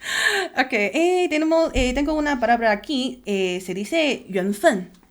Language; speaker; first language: Spanish; non-native, learner; Chinese